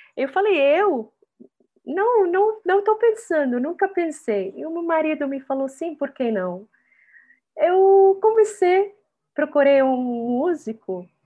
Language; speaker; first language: Portuguese; non-native, fluent; Arabic